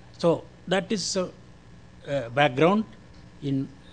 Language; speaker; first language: English; non-native, local second language; Malayalam